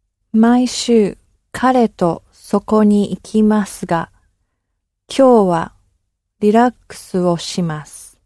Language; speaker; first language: Japanese; non-native, learner; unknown